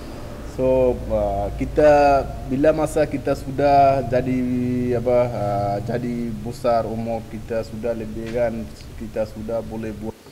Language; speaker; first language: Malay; non-native, learner; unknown